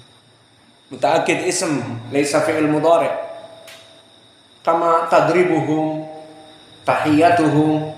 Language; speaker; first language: Arabic; non-native, fluent; Indonesian